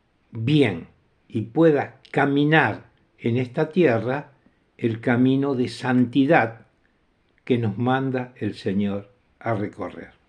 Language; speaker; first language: Spanish; non-native, fluent; Italian